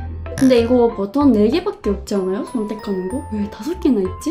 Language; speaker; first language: Korean; non-native, fluent; Japanese